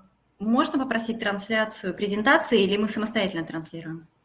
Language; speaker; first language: Russian; native; Russian